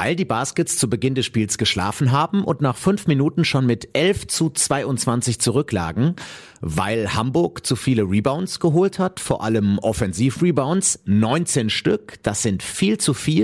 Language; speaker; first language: German; native; German